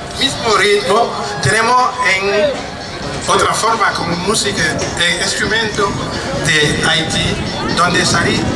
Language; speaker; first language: Spanish; non-native, learner; French